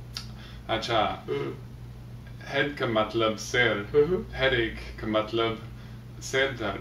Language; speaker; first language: Hindi; non-native, learner; English